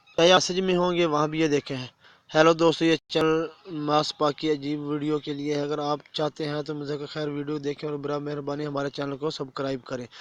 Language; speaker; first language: Urdu; non-native, local second language; Punjabi